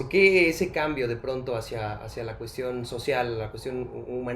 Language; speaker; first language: Spanish; native; Spanish